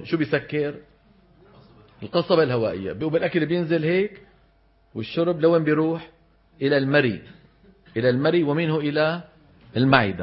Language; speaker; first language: Arabic; native; Arabic